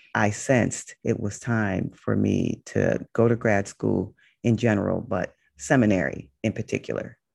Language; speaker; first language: English; native; English